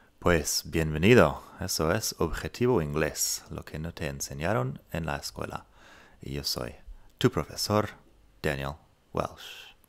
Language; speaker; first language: Spanish; non-native, fluent; English